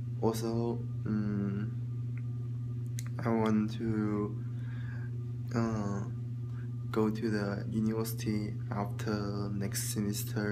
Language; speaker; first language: English; non-native, learner; Chinese